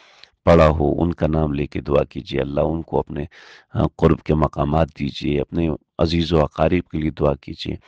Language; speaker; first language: Urdu; native; Urdu